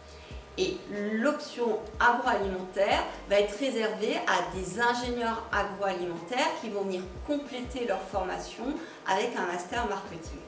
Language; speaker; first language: French; native; French